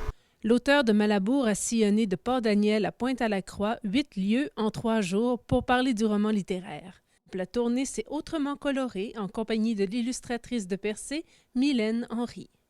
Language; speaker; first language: French; native; French